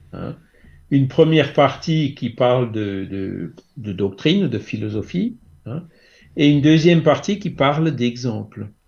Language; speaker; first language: French; native; French